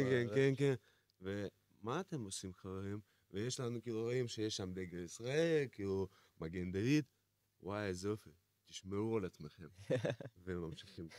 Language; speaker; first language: Hebrew; non-native, fluent; Russian